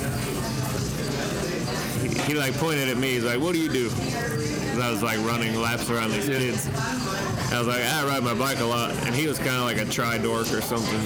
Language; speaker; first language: English; native; English